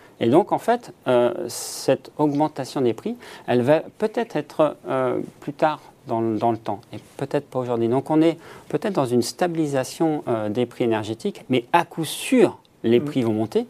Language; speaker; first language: French; native; French